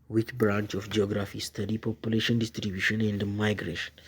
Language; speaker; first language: English; non-native, local second language; Amharic